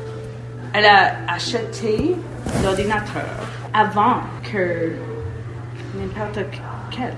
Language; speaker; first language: French; non-native, local second language; English